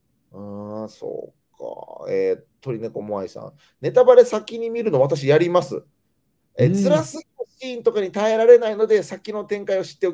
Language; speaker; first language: Japanese; native; Japanese